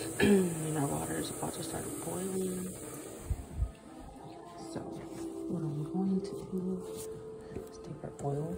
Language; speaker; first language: English; native; English